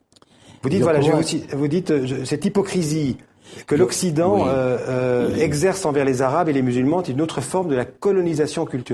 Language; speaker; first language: French; native; French